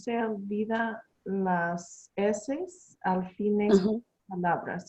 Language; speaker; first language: Spanish; non-native, learner; English